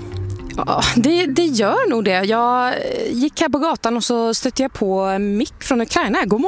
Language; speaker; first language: Swedish; native; Swedish